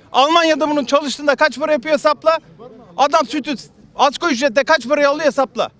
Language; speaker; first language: Turkish; native; Turkish